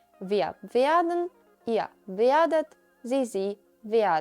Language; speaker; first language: German; non-native, fluent; Ukrainian